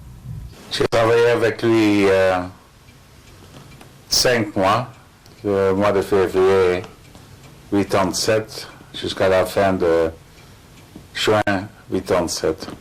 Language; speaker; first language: French; non-native, fluent; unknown